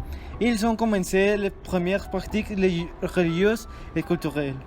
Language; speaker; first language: French; non-native, learner; Spanish